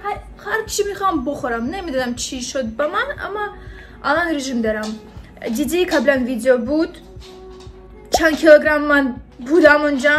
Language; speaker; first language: Persian; non-native, learner; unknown